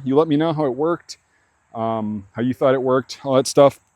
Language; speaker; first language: English; native; English